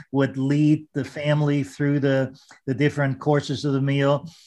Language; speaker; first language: English; non-native, fluent; German